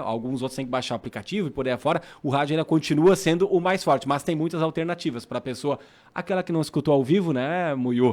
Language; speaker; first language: Portuguese; native; Portuguese